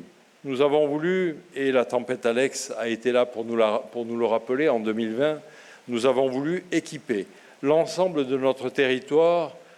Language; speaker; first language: French; native; French